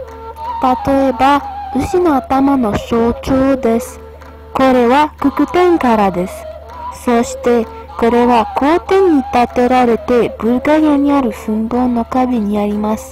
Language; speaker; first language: Japanese; non-native, learner; Romanian